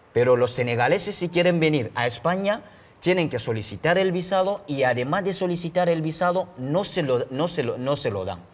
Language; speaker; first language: Spanish; non-native, fluent; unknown